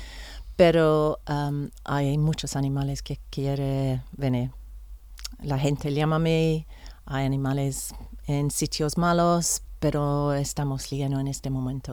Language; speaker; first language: Spanish; non-native, learner; English